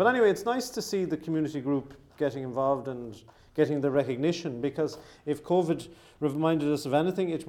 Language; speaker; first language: English; native; English